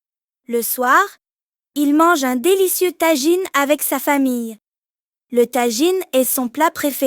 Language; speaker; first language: French; non-native, learner; Arabic